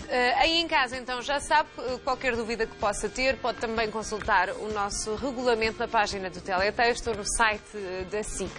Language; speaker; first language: Portuguese; native; Portuguese